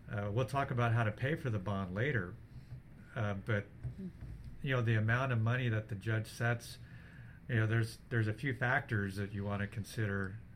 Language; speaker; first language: English; early bilingual, other home language; Spanish